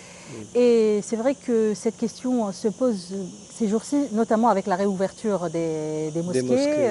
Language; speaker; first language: French; non-native, local second language; Arabic